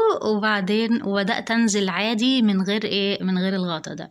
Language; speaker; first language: Arabic; native; Arabic